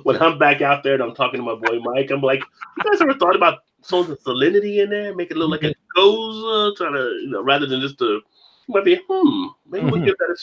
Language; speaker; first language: English; native; English